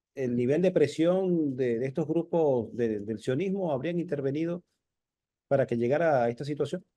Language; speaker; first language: Spanish; native; Spanish